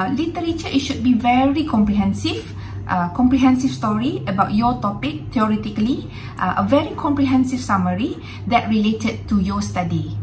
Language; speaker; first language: English; non-native, local second language; Malay